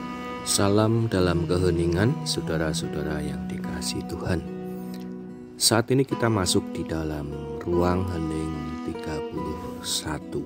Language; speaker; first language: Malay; non-native, local second language; Javanese